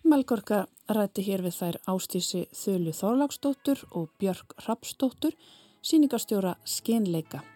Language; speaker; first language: Icelandic; native; Icelandic